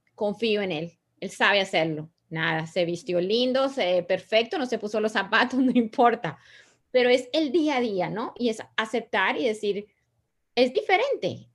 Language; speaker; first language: Spanish; native; Spanish